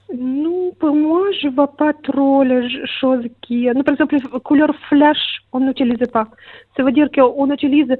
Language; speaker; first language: French; non-native, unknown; Russian